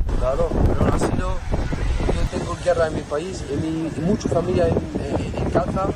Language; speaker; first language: Spanish; non-native, learner; Arabic